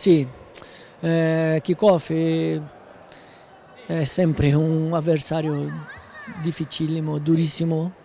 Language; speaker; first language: Italian; non-native, learner; Portuguese